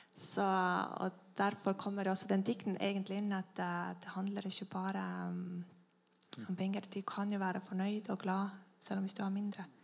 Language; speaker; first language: Norwegian; non-native, fluent; Estonian